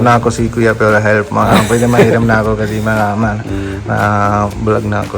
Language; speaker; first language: Filipino; non-native, learner; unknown